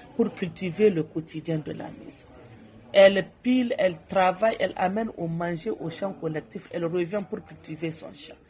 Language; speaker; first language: French; non-native, local second language; Hausa